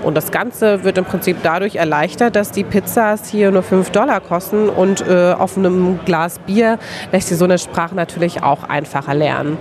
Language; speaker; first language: German; native; German